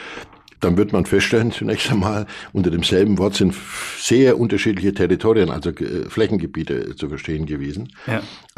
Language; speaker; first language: German; native; German